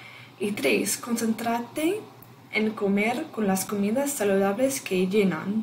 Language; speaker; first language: Spanish; non-native, fluent; English